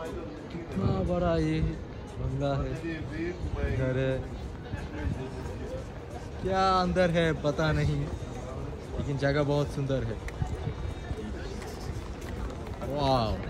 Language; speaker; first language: Hindi; non-native, learner; Bangla